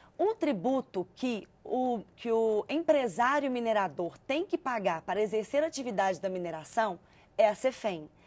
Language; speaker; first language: Portuguese; native; Portuguese